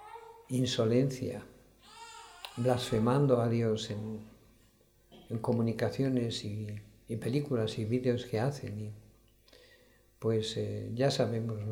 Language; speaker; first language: Spanish; native; Spanish